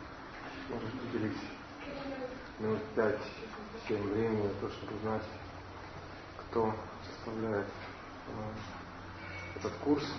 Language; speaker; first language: Russian; native; Russian